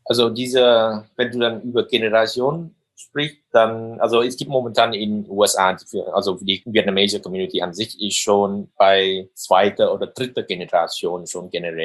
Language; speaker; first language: German; non-native, fluent; Vietnamese